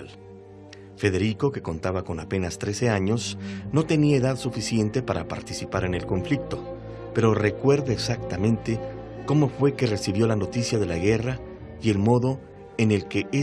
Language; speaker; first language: Spanish; native; Spanish